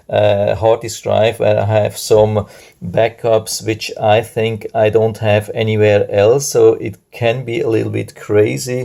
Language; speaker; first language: English; non-native, fluent; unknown